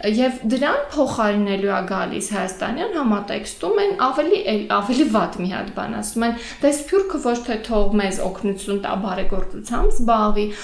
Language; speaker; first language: Armenian; native; Armenian